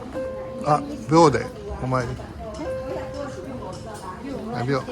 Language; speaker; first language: Japanese; native; Japanese